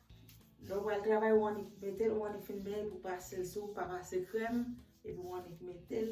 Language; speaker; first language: French; non-native, learner; Haitian Creole